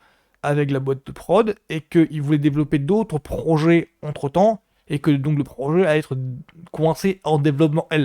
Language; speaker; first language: French; native; French